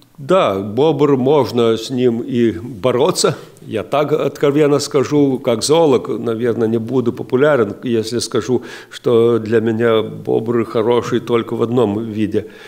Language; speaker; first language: Russian; non-native, local second language; Lithuanian